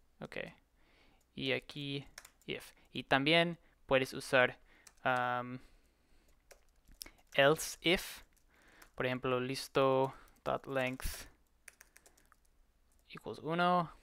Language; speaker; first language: Spanish; non-native, learner; English